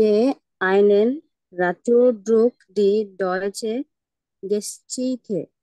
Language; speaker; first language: German; non-native, learner; Bangla